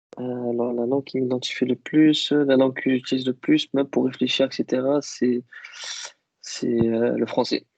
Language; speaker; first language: French; non-native, local second language; Kabyle